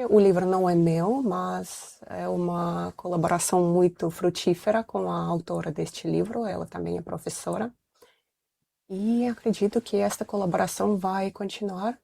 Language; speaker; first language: Portuguese; non-native, fluent; Russian